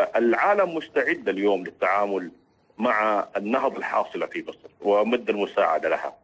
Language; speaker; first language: Arabic; native; Arabic